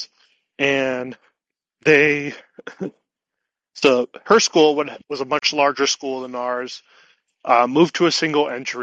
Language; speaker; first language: English; native; English